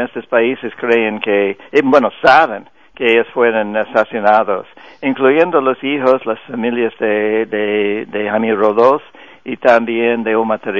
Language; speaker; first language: Spanish; non-native, fluent; English